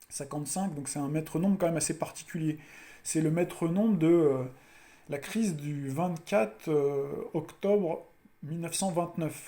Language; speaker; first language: French; native; French